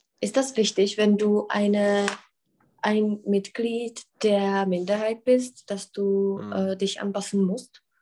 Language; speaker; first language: German; non-native, fluent; Czech